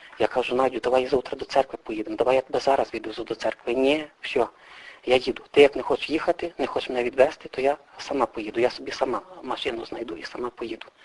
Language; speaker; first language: Ukrainian; native; Ukrainian